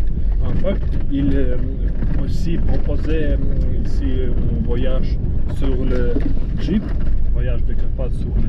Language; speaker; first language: French; non-native, learner; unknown